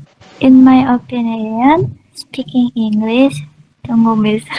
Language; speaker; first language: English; non-native, learner; Indonesian